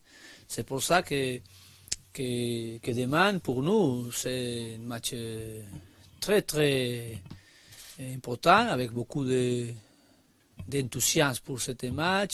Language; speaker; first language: French; non-native, learner; Spanish